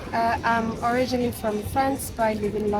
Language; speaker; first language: English; non-native, fluent; French